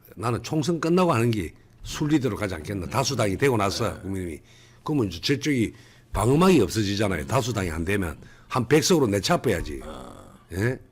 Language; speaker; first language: Korean; native; Korean